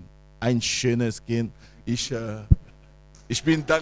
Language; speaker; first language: German; non-native, fluent; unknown